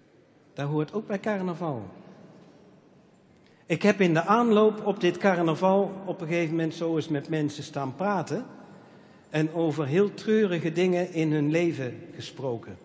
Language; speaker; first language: Dutch; native; Dutch